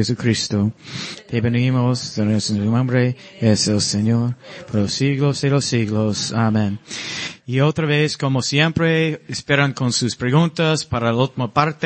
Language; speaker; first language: Spanish; non-native, learner; English